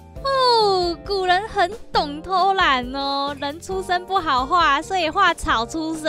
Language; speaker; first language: Chinese; native; Chinese